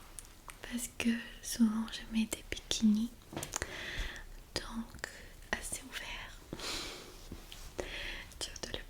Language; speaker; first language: French; non-native, fluent; Armenian